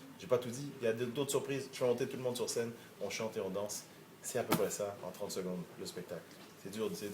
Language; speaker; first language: French; native; French